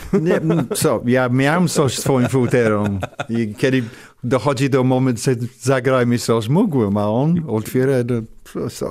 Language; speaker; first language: Polish; non-native, learner; English